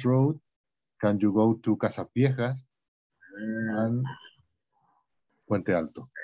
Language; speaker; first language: English; non-native, learner; Spanish